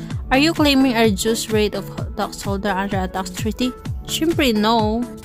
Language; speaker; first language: English; non-native, local second language; Filipino